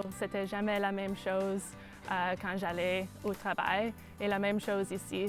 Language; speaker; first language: French; non-native, local second language; English